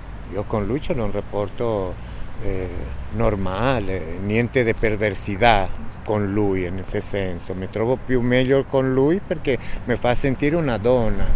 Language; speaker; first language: Italian; non-native, fluent; Spanish